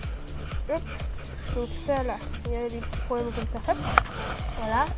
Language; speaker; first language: French; native; French